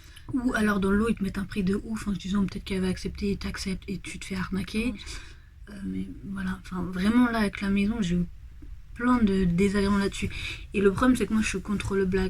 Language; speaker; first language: French; native; French